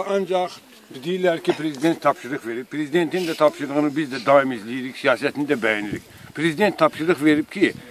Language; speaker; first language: Azerbaijani; non-native, local second language; Lezghian